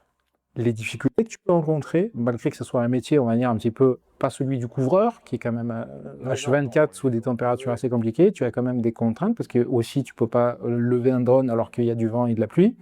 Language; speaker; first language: French; native; French